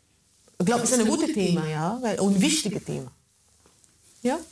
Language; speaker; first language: German; non-native, fluent; Arabic